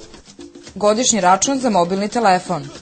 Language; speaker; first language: Serbian; native; Serbian